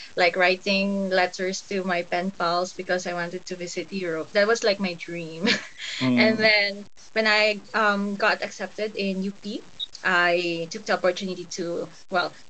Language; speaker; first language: English; non-native, local second language; Cebuano